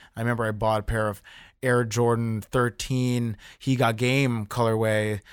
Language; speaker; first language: English; native; English